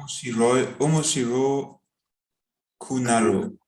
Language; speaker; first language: Japanese; non-native, learner; German